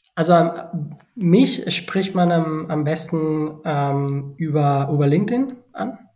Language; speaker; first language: German; non-native, fluent; Spanish